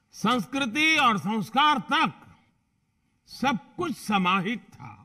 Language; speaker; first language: Hindi; non-native, local second language; Gujarati